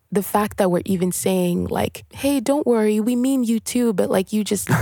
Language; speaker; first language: English; non-native, local second language; French